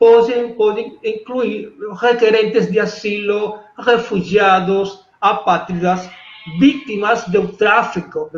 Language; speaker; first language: Portuguese; non-native, fluent; Spanish